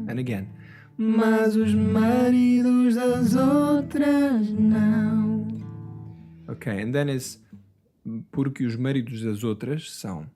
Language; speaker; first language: Portuguese; non-native, fluent; English